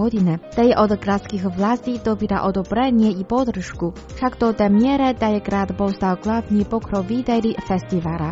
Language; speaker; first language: Croatian; non-native, fluent; Chinese